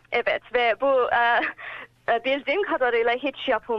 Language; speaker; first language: Turkish; early bilingual, heritage; English